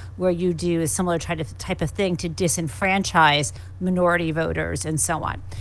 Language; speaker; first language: English; native; English